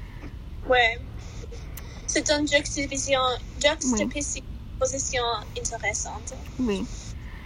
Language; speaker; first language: French; non-native, learner; English